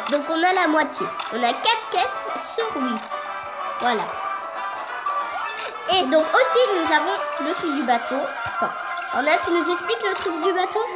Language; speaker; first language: French; native; French